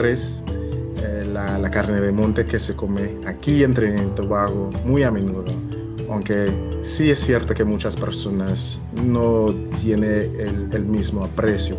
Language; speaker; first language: Spanish; non-native, fluent; English